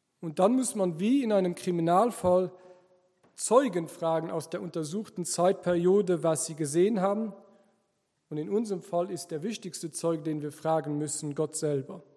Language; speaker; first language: German; non-native, local second language; Luxembourgish